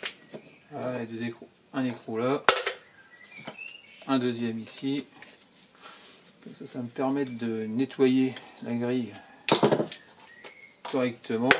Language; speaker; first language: French; native; French